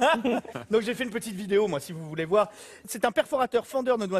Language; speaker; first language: French; native; French